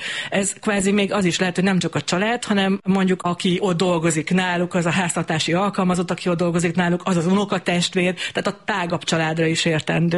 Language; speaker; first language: Hungarian; native; Hungarian